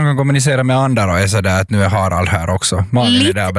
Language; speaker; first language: Swedish; native; Swedish